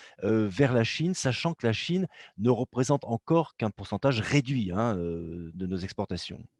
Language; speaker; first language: French; native; French